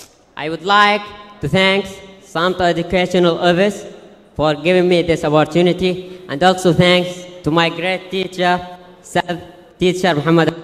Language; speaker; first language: English; non-native, fluent; Arabic